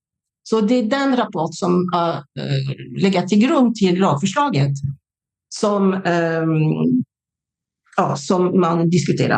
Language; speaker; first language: Swedish; non-native, fluent; French